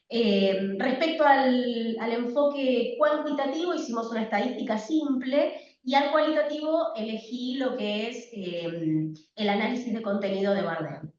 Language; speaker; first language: Spanish; native; Spanish